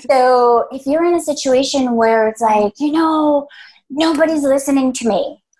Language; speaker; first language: English; early bilingual, other home language; Spanish